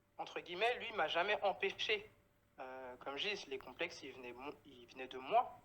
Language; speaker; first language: French; native; French